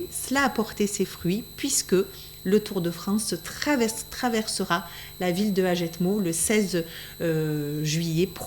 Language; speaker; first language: French; native; French